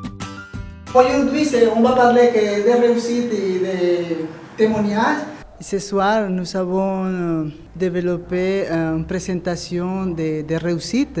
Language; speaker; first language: French; non-native, fluent; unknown